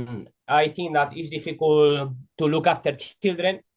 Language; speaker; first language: English; non-native, learner; Spanish